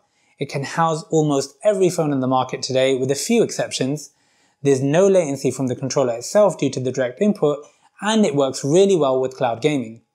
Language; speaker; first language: English; native; English